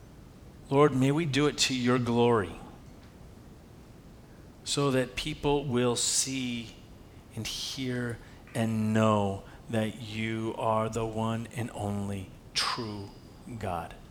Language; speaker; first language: English; native; English